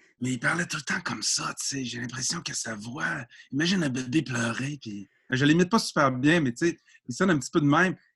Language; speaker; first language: French; native; French